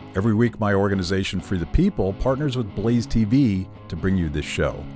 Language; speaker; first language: English; native; English